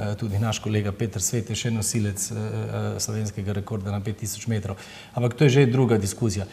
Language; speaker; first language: Slovenian; native; Slovenian